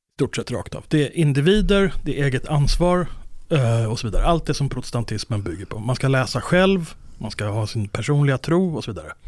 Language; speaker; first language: Swedish; native; Swedish